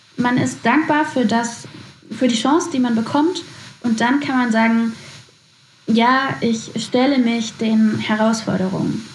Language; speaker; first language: German; native; German